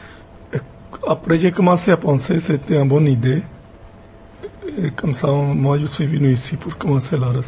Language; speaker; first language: French; non-native, fluent; Punjabi